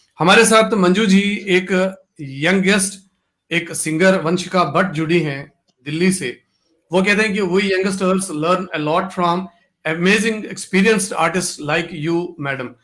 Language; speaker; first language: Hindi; non-native, local second language; Kashmiri